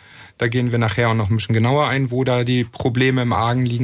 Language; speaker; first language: German; native; German